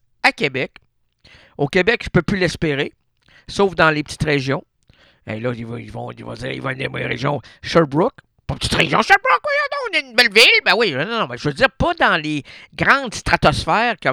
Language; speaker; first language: French; native; French